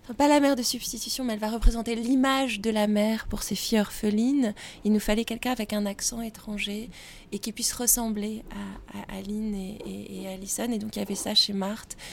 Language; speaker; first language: French; native; French